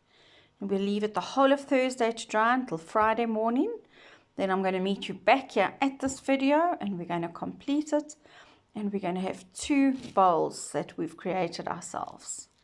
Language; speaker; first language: English; native; English